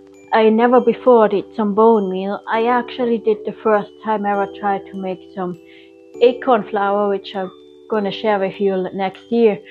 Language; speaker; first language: English; non-native, fluent; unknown